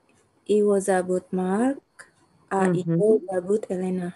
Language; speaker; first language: Russian; non-native, learner; Indonesian